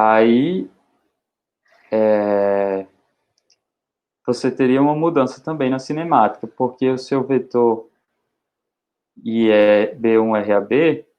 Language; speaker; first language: Portuguese; native; Portuguese